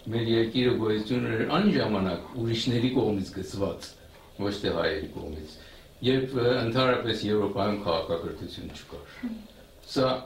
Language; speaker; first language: Armenian; early bilingual, heritage; Armenian